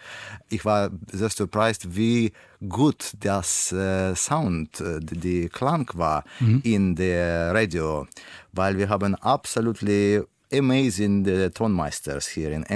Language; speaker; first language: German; non-native, learner; Russian